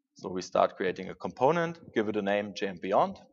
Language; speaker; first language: English; non-native, fluent; German